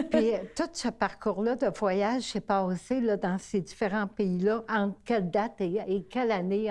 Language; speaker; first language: French; native; French